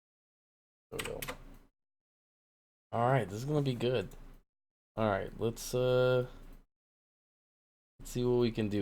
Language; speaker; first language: English; native; English